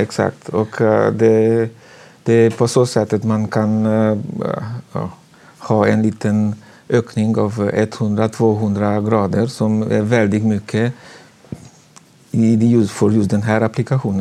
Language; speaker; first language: Swedish; non-native, fluent; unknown